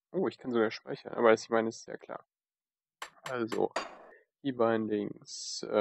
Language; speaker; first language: German; native; German